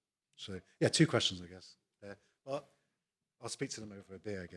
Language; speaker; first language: English; native; English